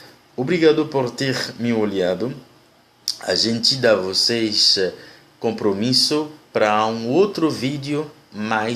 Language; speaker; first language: Portuguese; non-native, learner; Haitian Creole